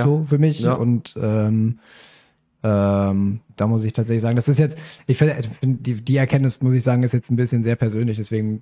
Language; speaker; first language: German; native; German